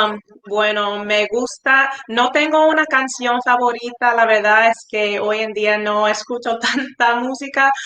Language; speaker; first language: Spanish; non-native, fluent; English